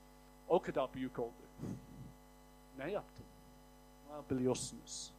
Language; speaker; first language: Turkish; non-native, fluent; English